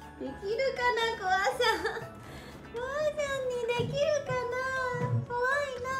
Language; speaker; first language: Japanese; native; Japanese